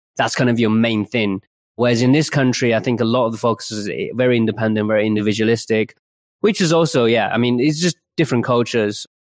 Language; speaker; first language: English; early bilingual, other home language; Chinese